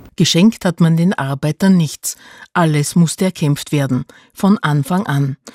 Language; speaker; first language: German; native; German